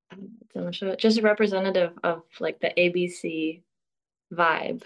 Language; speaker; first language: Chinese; early bilingual, other home language; English